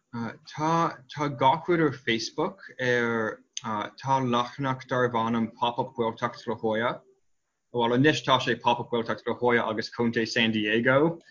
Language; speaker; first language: Irish; non-native, fluent; English